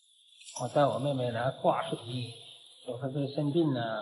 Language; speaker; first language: Chinese; native; Chinese